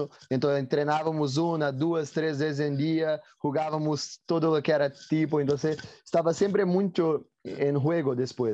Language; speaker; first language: Spanish; non-native, learner; Portuguese